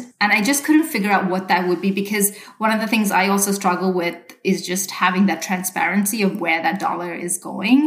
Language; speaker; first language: English; non-native, local second language; Sinhala